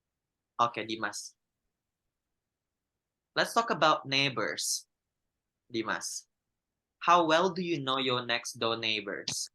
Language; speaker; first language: English; non-native, fluent; Indonesian